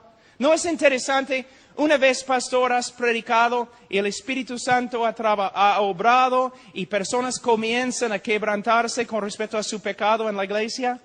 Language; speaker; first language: Spanish; non-native, fluent; English